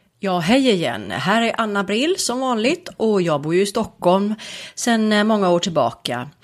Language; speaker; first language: Swedish; native; Swedish